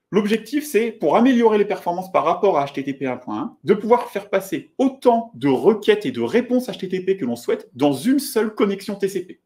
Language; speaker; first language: French; native; French